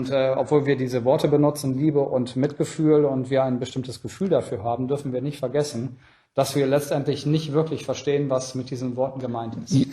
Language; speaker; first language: German; native; German